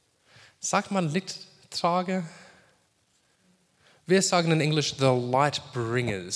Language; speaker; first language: German; non-native, fluent; English